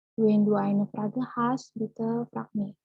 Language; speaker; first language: German; non-native, learner; Indonesian